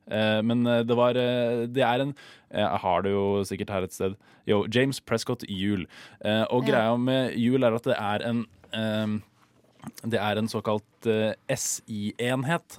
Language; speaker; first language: Norwegian; native; Norwegian